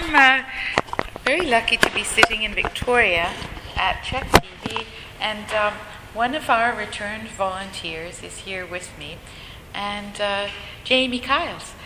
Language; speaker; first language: English; non-native, local second language; Ganda